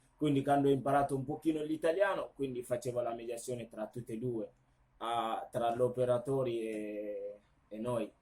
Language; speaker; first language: Italian; non-native, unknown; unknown